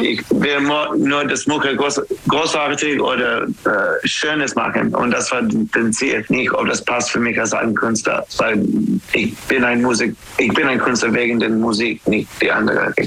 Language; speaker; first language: German; non-native, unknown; English